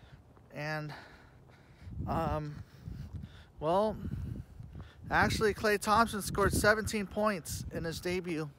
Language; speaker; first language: English; native; English